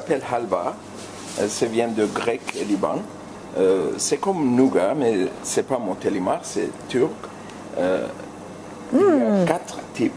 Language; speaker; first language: French; non-native, learner; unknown